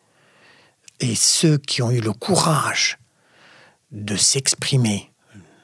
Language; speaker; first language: French; non-native, fluent; Arabic